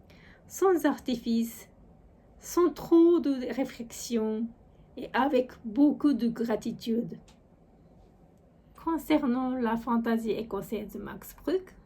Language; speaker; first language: French; non-native, fluent; Japanese